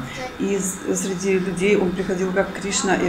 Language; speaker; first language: Russian; native; Russian